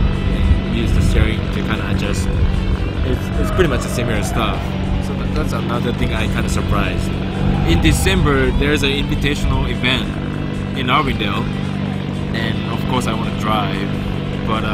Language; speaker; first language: English; non-native, fluent; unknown